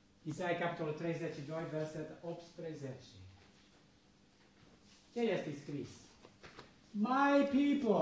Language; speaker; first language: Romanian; non-native, learner; English